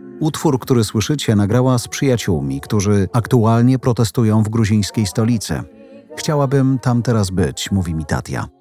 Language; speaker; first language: Polish; native; Polish